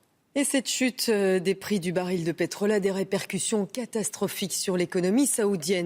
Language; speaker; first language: French; native; French